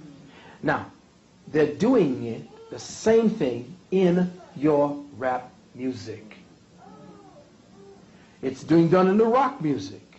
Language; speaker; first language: English; native; English